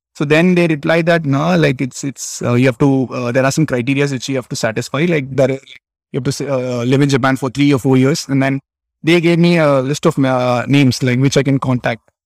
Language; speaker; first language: English; non-native, local second language; Tamil